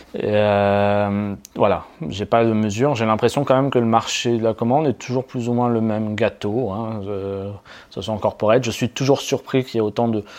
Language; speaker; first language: French; native; French